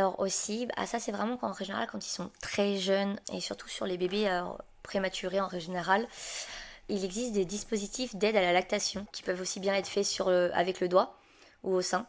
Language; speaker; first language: French; native; French